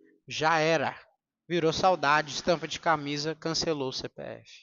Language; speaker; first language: Portuguese; native; Portuguese